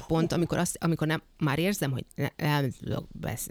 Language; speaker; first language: Hungarian; native; Hungarian